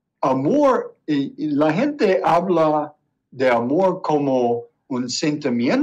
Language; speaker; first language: Spanish; non-native, learner; English